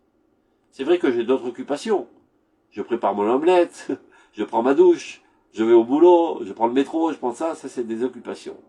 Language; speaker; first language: French; native; French